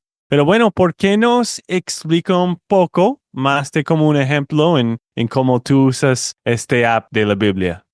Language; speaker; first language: Spanish; non-native, fluent; English